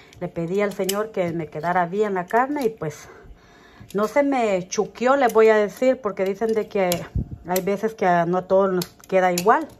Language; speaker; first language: Spanish; native; Spanish